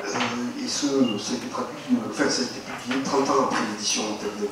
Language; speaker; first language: French; native; French